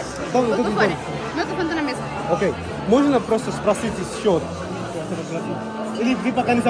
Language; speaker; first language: Russian; non-native, learner; Portuguese